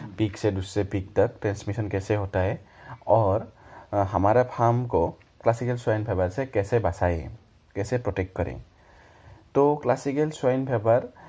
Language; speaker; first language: Hindi; non-native, local second language; Assamese